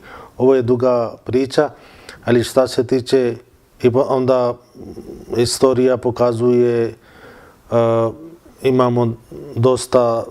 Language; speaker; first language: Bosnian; non-native, fluent; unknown